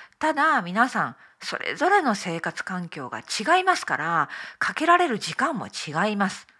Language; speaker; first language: Japanese; native; Japanese